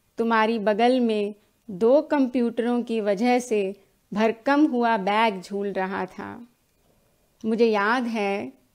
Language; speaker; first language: Hindi; native; Hindi